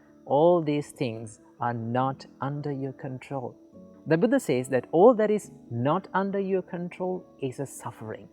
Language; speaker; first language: English; non-native, local second language; Sinhala